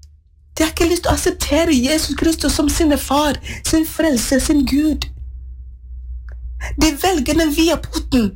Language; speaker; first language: Norwegian; non-native, fluent; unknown